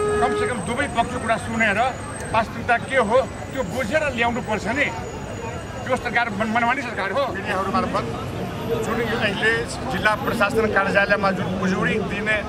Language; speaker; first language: Nepali; non-native, local second language; Maithili